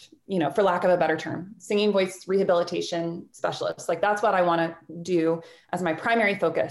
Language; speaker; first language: English; native; English